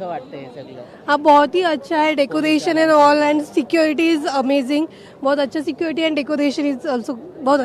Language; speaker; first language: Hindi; non-native, learner; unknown